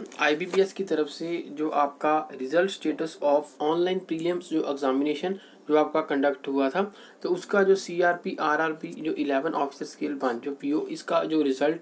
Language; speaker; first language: Hindi; native; Hindi